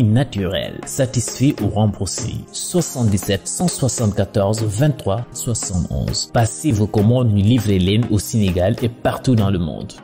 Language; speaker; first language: French; non-native, local second language; Wolof